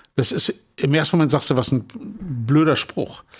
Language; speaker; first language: German; native; German